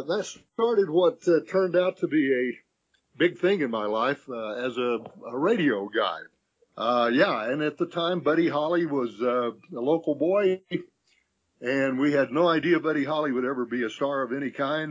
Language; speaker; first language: English; native; English